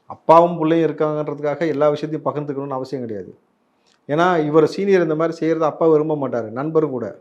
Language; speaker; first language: Tamil; native; Tamil